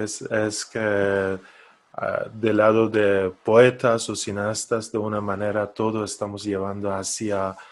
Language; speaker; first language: Spanish; non-native, fluent; Persian